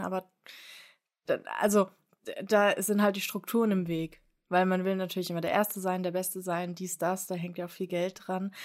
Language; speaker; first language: German; native; German